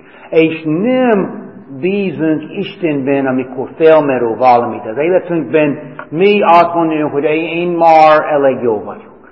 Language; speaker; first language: Hungarian; non-native, fluent; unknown